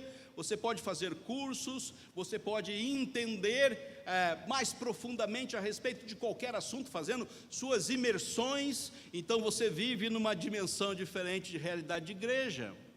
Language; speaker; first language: Portuguese; native; Portuguese